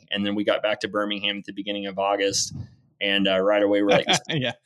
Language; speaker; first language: English; native; English